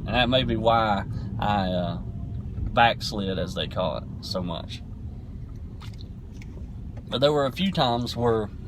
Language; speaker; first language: English; native; English